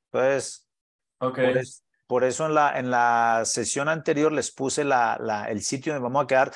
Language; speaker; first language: Spanish; native; Spanish